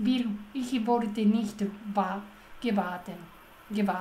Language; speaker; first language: German; non-native, learner; Japanese